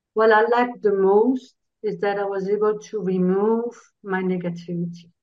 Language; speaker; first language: English; non-native, fluent; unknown